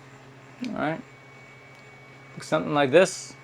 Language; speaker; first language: English; native; English